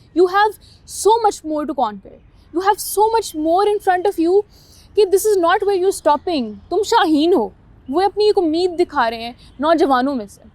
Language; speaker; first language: Urdu; native; Urdu